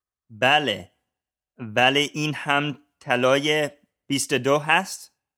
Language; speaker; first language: Persian; non-native, learner; English